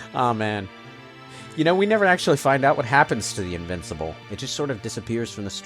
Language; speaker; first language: English; native; English